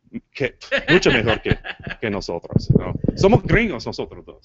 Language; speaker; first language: Spanish; non-native, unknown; English